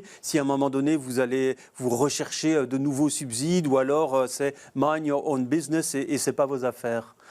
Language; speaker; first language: French; native; French